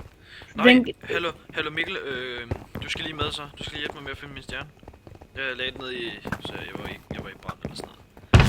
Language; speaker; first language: Danish; native; Danish